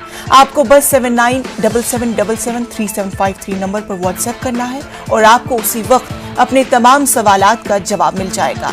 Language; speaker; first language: Hindi; native; Hindi